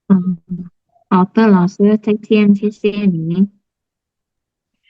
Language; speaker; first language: Chinese; non-native, learner; Indonesian